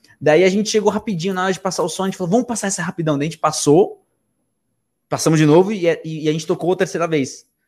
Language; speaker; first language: Portuguese; early bilingual, other home language; Spanish